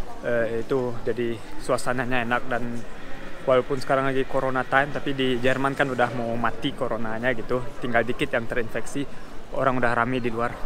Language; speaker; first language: Indonesian; early bilingual, heritage; German